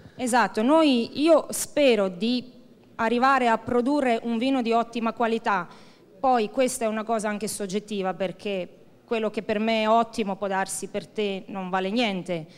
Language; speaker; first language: Italian; non-native, fluent; Croatian